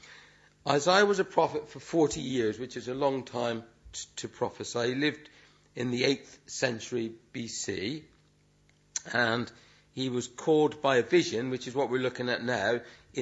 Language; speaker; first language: English; native; English